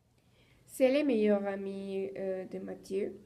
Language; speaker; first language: French; non-native, learner; Spanish